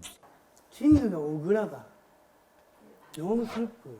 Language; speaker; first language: Korean; non-native, learner; Japanese